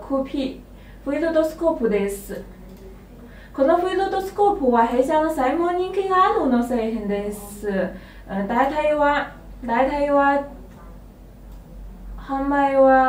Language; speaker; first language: Japanese; non-native, learner; Chinese